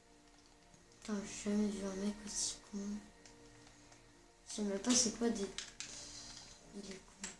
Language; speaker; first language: French; native; French